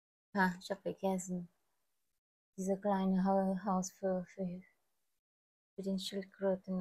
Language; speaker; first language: German; non-native, learner; Filipino